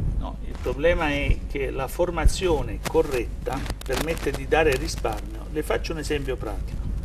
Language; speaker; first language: Italian; native; Italian